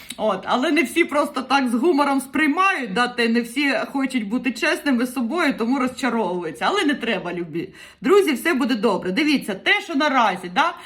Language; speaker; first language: Ukrainian; non-native, local second language; Russian